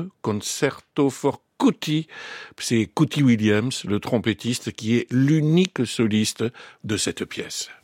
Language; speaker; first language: French; native; French